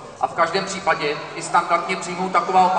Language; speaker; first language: Czech; native; Czech